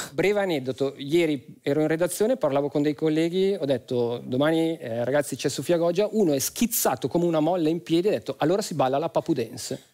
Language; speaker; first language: Italian; native; Italian